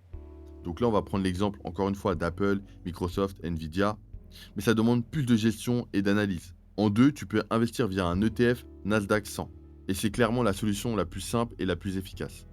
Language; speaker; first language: French; native; French